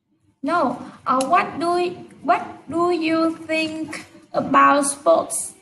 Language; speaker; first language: English; non-native, learner; Vietnamese